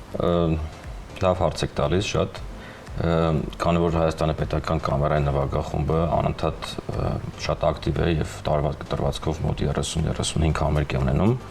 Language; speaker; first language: Armenian; native; Armenian